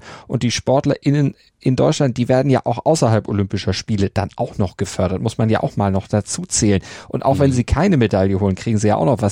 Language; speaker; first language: German; native; German